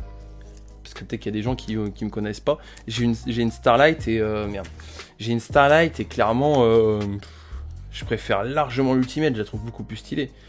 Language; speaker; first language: French; native; French